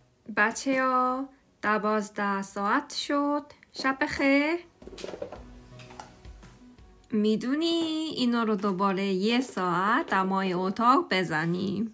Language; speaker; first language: Persian; non-native, learner; Korean